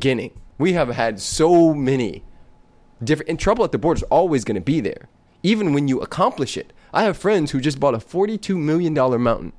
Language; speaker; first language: English; native; English